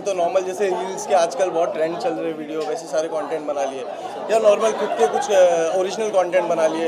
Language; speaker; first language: Hindi; native; Hindi